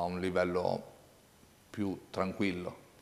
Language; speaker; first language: Italian; native; Italian